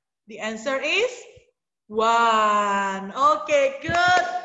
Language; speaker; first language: English; non-native, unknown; Indonesian